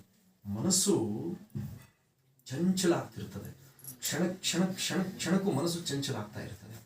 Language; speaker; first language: Kannada; native; Kannada